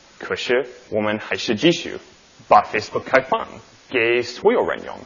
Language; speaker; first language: Chinese; non-native, learner; English